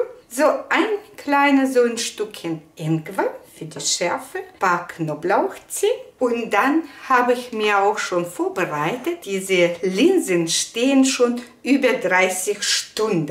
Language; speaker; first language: German; non-native, fluent; Russian